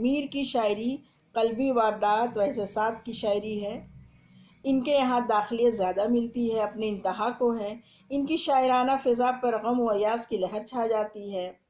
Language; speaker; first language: Urdu; native; Urdu